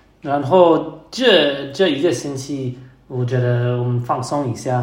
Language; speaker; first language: Chinese; non-native, learner; English